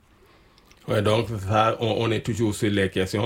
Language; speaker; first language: French; non-native, local second language; Wolof